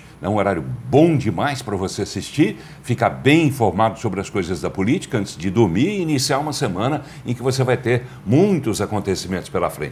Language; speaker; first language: Portuguese; native; Portuguese